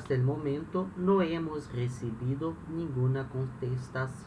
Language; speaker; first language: Spanish; non-native, fluent; Portuguese